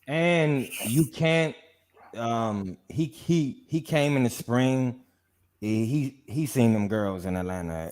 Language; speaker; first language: English; native; English